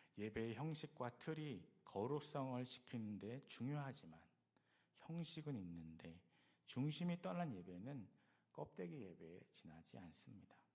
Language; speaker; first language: Korean; native; Korean